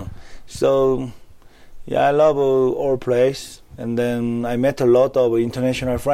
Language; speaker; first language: English; non-native, learner; Korean